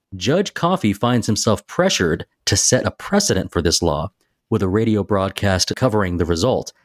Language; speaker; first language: English; native; English